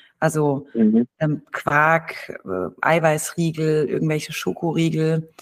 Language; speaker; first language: German; native; German